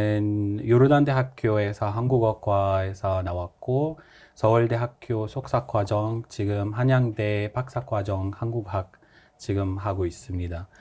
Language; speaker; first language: Korean; non-native, fluent; Arabic